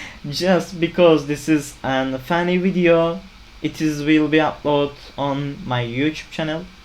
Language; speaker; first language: English; non-native, learner; Turkish